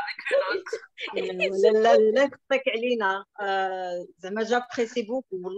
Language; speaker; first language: French; non-native, local second language; Arabic